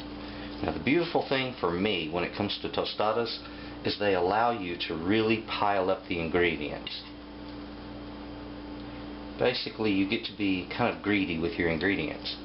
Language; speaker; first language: English; native; English